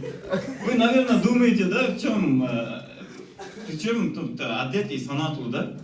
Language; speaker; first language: Russian; non-native, local second language; Kazakh